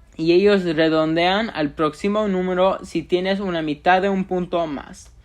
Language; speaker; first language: Spanish; early bilingual, other home language; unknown